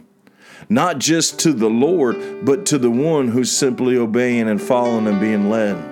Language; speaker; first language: English; native; English